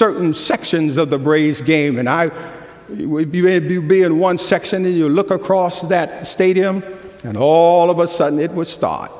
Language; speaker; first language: English; native; English